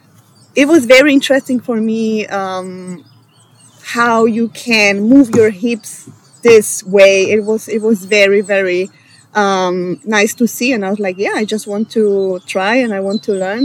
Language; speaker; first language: English; non-native, fluent; Polish